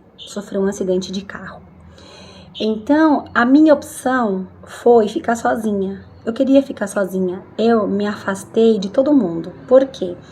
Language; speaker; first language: Portuguese; non-native, fluent; Spanish